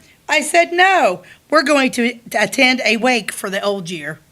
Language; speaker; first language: English; native; English